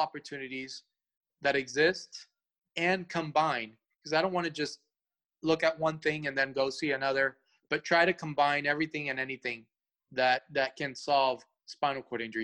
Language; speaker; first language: English; early bilingual, other home language; Spanish